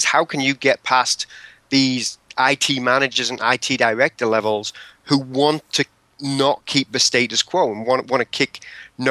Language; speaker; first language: English; native; English